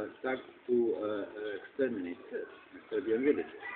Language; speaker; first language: English; non-native, fluent; Croatian